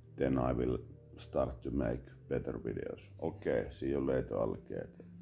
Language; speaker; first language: English; non-native, learner; Finnish